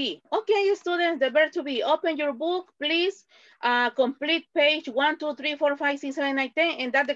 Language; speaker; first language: English; non-native, fluent; Spanish